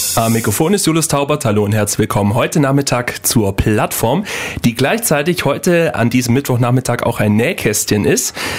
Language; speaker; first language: German; native; German